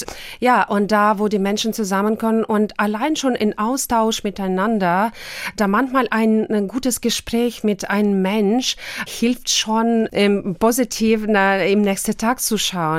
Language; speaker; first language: German; non-native, fluent; Ukrainian